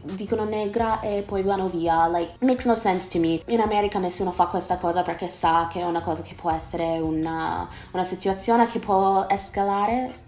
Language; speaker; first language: Italian; non-native, fluent; English